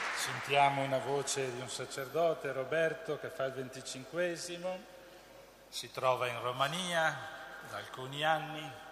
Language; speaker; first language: Italian; native; Italian